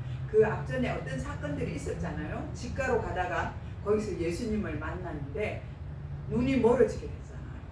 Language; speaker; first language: Korean; native; Korean